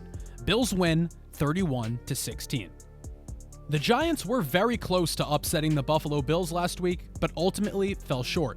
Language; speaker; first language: English; native; English